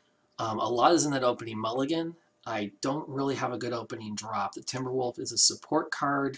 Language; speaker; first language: English; native; English